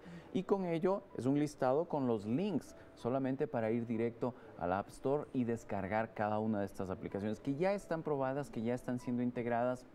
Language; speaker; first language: Spanish; native; Spanish